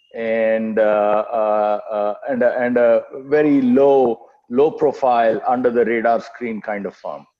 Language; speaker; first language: English; non-native, local second language; Telugu